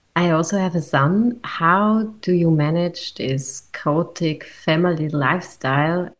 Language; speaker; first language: English; non-native, fluent; German